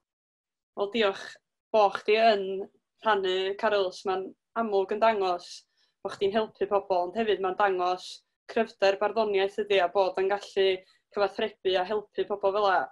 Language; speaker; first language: Welsh; native; Welsh